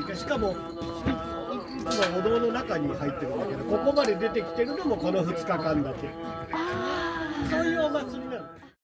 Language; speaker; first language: Japanese; native; Japanese